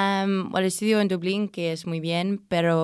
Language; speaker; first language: Spanish; non-native, learner; English